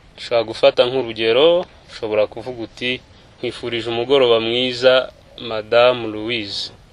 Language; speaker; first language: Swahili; non-native, local second language; Kinyarwanda